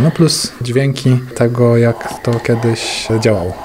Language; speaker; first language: Polish; native; Polish